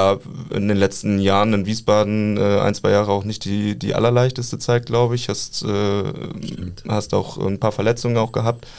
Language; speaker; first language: German; native; German